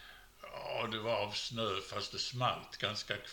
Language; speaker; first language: Swedish; native; Swedish